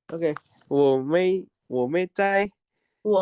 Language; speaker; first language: Chinese; non-native, learner; Indonesian